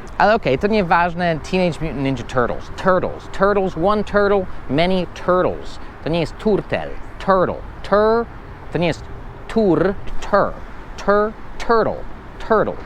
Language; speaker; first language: Polish; non-native, fluent; English